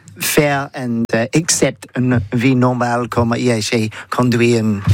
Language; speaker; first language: French; non-native, learner; English